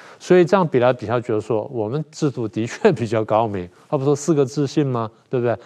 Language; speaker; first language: Chinese; native; Chinese